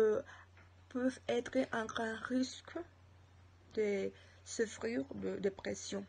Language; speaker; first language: French; non-native, learner; Spanish